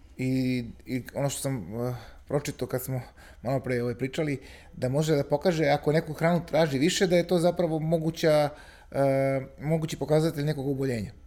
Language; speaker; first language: Bosnian; native; Bosnian